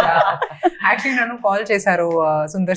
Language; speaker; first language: Telugu; non-native, fluent; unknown